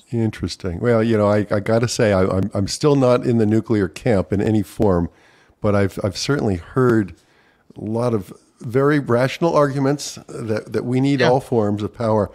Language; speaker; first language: English; native; English